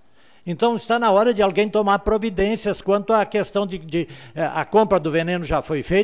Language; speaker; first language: Portuguese; native; Portuguese